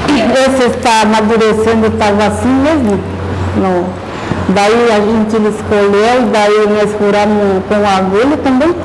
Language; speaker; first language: Portuguese; non-native, local second language; Guarani